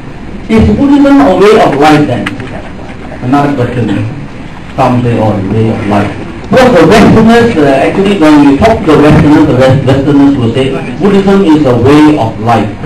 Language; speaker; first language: English; non-native, local second language; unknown